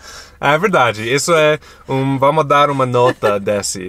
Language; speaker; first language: Portuguese; non-native, fluent; English